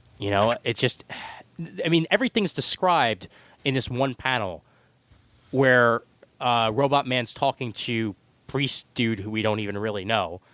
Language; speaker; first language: English; native; English